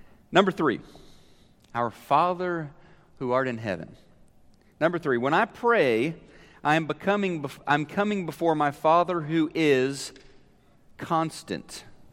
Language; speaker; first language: English; native; English